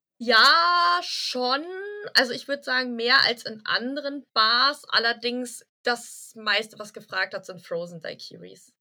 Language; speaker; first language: German; early bilingual, other home language; Vietnamese